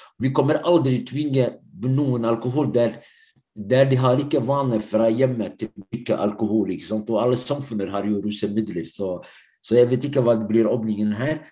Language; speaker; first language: Norwegian; non-native, fluent; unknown